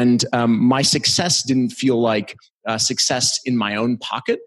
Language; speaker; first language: English; native; English